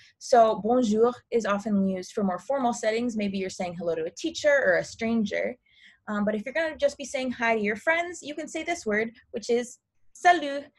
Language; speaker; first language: English; native; English